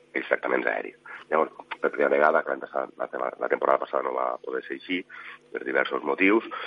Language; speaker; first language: Catalan; native; Catalan